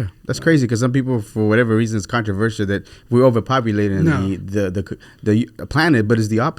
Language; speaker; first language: English; early bilingual, other home language; Spanish